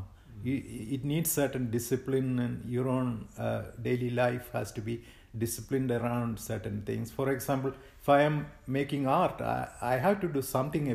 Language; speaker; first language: English; non-native, local second language; Malayalam